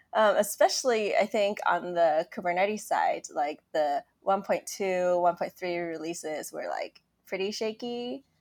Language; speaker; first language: English; non-native, local second language; Cantonese